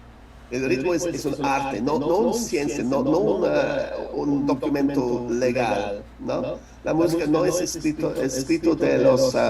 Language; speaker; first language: Spanish; non-native, learner; English